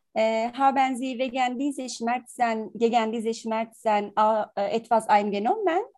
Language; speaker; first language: German; non-native, learner; Turkish